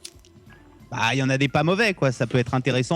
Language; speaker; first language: French; native; French